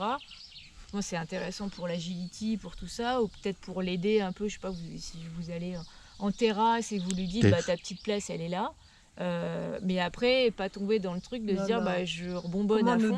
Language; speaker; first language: French; native; French